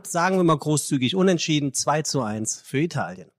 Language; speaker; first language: German; native; German